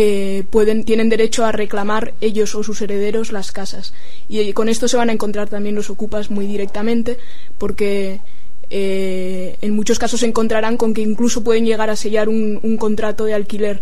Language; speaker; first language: Spanish; native; Spanish